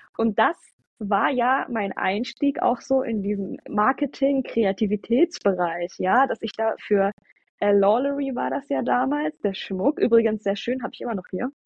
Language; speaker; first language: German; early bilingual, other home language; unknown